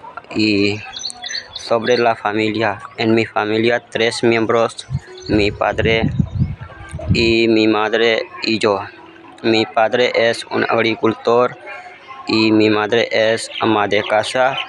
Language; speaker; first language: Spanish; non-native, learner; Hindi